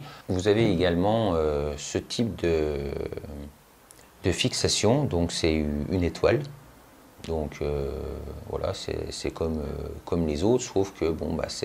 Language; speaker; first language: French; native; French